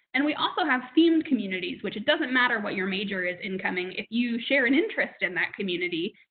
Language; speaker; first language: English; native; English